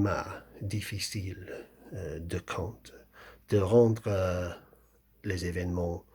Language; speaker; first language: French; non-native, fluent; English